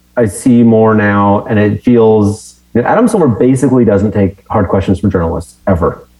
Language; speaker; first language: English; native; English